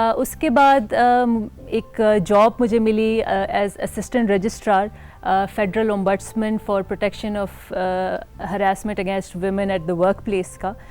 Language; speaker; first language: Urdu; non-native, local second language; Khowar